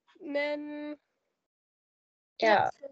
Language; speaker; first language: Norwegian; non-native, learner; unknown